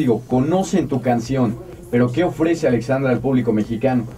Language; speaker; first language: Spanish; native; Spanish